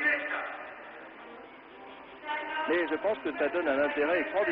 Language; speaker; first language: French; native; French